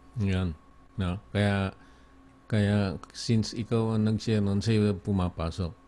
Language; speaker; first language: Filipino; native; Filipino